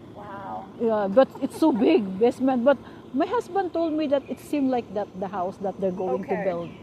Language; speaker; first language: English; non-native, local second language; Cebuano